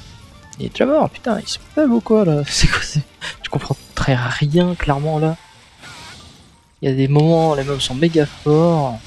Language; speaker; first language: French; native; French